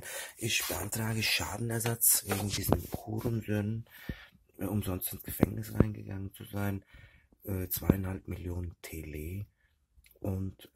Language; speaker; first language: German; early bilingual, other home language; Turkish